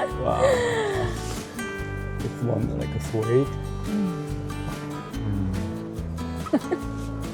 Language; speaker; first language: English; non-native, learner; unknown